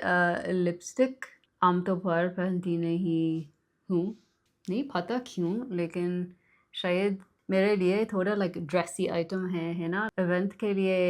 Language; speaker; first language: Hindi; non-native, learner; English